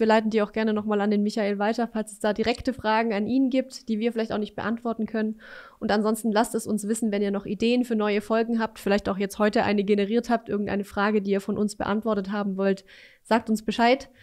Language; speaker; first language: German; native; German